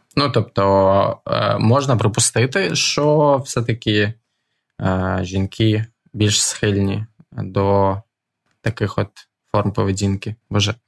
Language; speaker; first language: Ukrainian; non-native, local second language; Russian